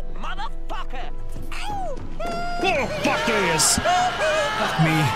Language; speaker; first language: English; native; English